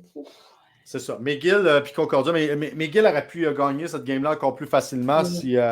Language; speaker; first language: French; native; French